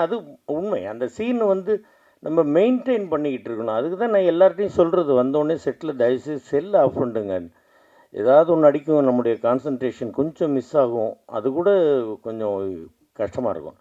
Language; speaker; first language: Tamil; native; Tamil